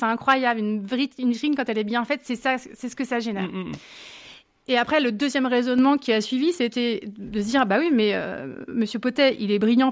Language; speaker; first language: French; native; French